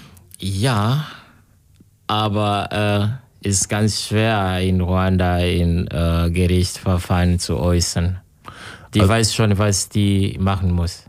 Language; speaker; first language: German; non-native, learner; Kinyarwanda